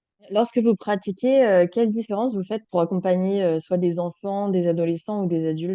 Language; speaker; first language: French; native; French